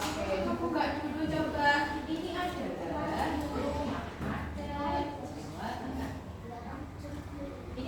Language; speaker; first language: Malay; non-native, local second language; Javanese